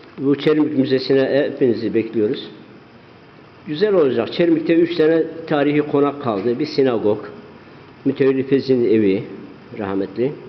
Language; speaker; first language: Turkish; non-native, local second language; Zaza